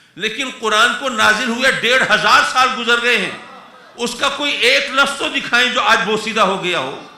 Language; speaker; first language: Urdu; native; Urdu